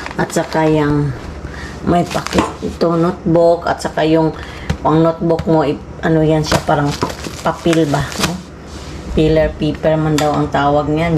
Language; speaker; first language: Filipino; non-native, local second language; Cebuano